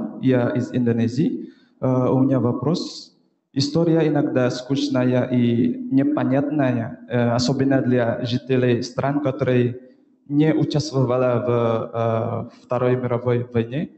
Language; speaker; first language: Russian; non-native, fluent; Indonesian